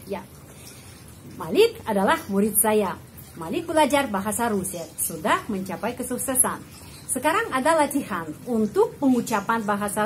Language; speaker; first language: Indonesian; non-native, fluent; Russian